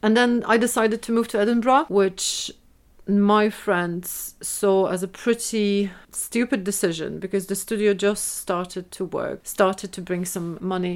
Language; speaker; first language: English; non-native, fluent; Polish